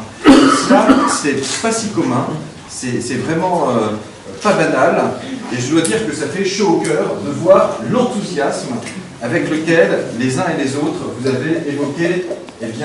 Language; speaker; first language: French; native; French